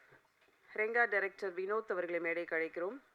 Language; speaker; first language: Tamil; native; Tamil